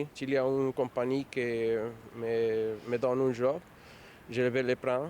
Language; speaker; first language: French; non-native, fluent; Spanish